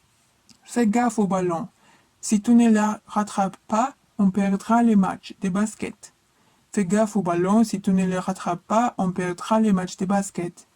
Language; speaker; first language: French; non-native, fluent; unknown